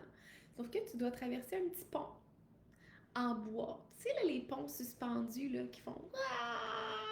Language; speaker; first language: French; native; French